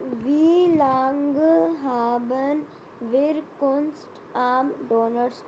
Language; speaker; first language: German; non-native, learner; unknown